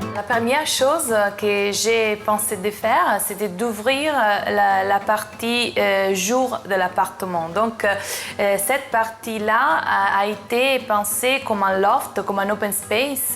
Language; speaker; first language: French; non-native, fluent; Italian